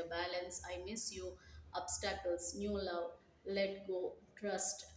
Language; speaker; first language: English; non-native, local second language; Telugu